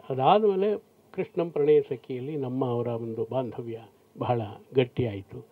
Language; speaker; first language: Kannada; native; Kannada